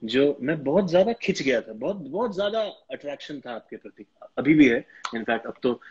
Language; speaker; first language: Hindi; native; Hindi